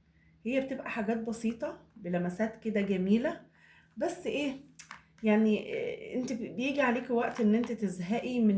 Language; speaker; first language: Arabic; native; Arabic